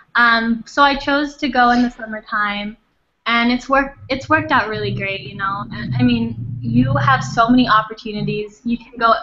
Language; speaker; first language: English; non-native, fluent; Thai